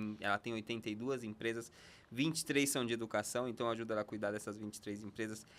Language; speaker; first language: Portuguese; non-native, fluent; Spanish